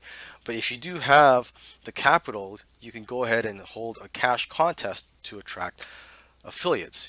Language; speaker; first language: English; native; English